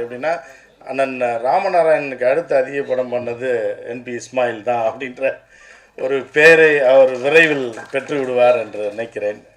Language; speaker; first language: Tamil; native; Tamil